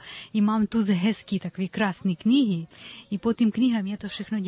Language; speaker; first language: Czech; early bilingual, heritage; Czech